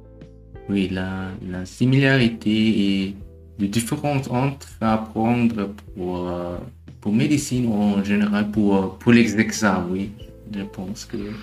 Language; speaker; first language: French; non-native, learner; German